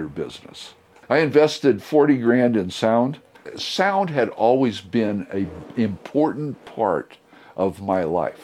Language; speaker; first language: English; native; English